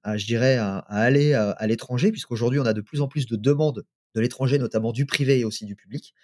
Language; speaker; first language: French; native; French